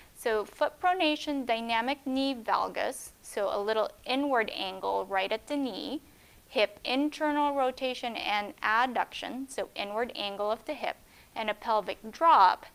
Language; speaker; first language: English; native; English